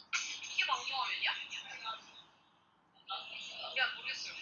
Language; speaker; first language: Korean; native; Korean